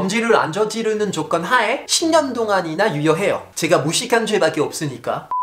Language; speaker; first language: Korean; non-native, fluent; French